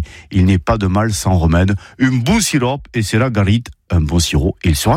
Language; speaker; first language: French; native; French